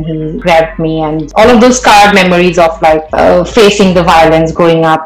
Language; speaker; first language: English; non-native, local second language; Assamese